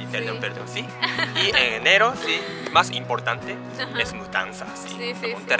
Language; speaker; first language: Spanish; non-native, learner; Japanese